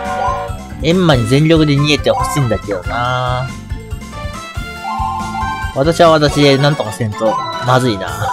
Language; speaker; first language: Japanese; native; Japanese